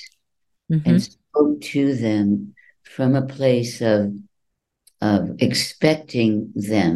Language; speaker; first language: English; native; English